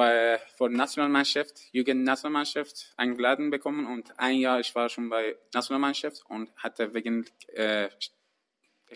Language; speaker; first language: German; non-native, learner; Persian